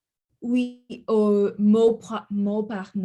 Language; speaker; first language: French; non-native, learner; English